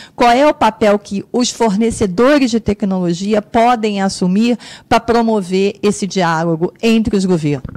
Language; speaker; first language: Portuguese; native; Portuguese